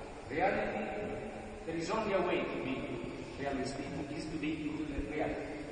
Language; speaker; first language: English; non-native, fluent; Italian